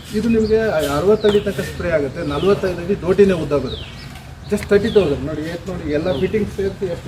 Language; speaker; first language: Kannada; native; Kannada